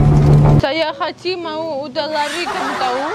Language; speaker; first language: Indonesian; non-native, learner; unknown